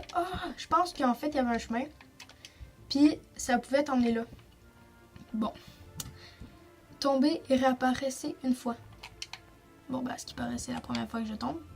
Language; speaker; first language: French; native; French